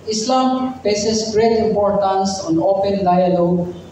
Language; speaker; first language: English; non-native, local second language; Filipino